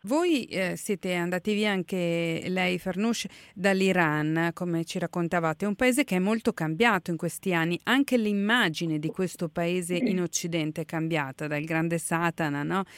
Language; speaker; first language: Italian; native; Italian